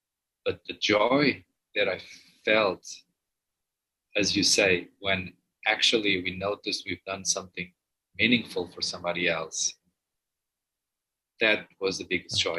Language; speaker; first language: English; non-native, fluent; Portuguese